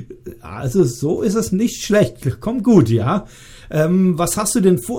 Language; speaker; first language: German; native; German